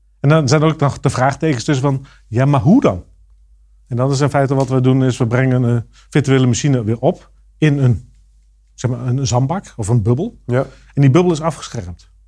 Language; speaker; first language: Dutch; native; Dutch